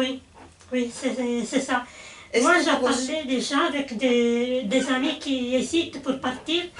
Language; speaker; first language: French; non-native, fluent; Italian